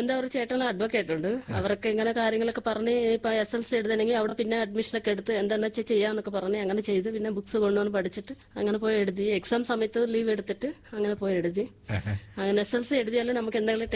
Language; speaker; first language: Malayalam; non-native, local second language; Telugu